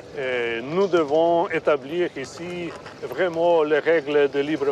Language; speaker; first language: French; non-native, fluent; Slovenian